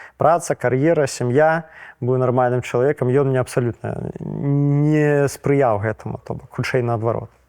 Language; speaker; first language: Belarusian; non-native, local second language; Russian